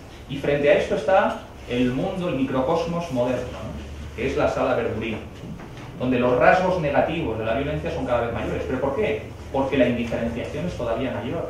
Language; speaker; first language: Spanish; native; Spanish